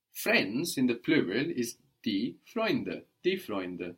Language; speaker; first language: German; non-native, fluent; English